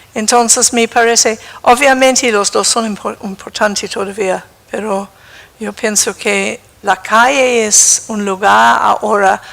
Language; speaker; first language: Spanish; non-native, fluent; English